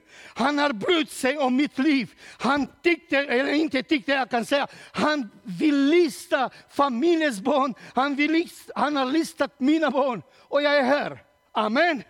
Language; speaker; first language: Swedish; non-native, learner; Romanian